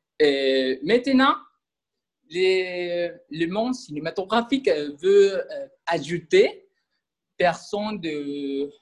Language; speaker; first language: French; non-native, learner; Spanish